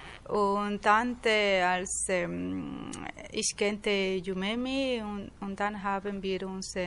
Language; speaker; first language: German; non-native, learner; Spanish